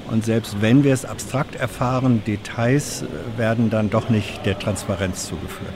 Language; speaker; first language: German; native; German